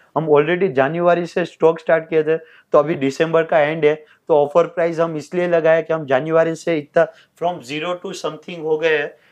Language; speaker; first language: Hindi; non-native, local second language; Telugu